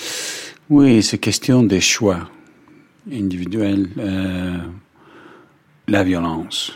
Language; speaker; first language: French; non-native, fluent; Danish